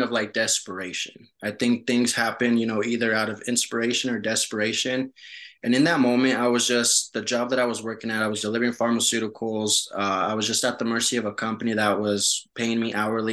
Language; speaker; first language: English; early bilingual, other home language; Spanish